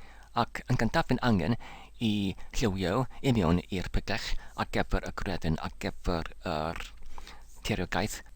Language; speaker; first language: Welsh; non-native, learner; English